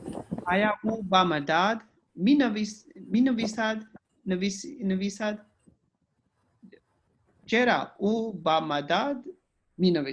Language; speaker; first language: Persian; non-native, learner; Urdu